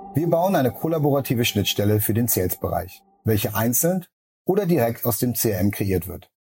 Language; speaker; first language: German; native; German